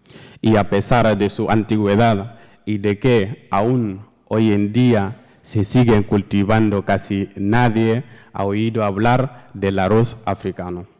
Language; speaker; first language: Spanish; non-native, learner; Fula